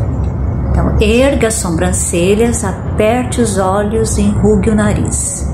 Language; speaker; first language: Portuguese; native; Portuguese